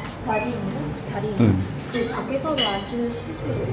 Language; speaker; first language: Korean; non-native, fluent; Vietnamese